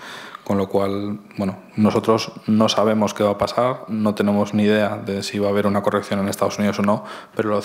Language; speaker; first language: Spanish; native; Spanish